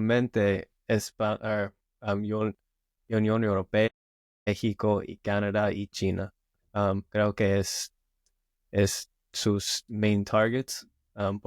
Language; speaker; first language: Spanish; non-native, learner; English